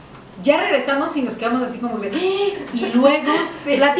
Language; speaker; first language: Spanish; native; Spanish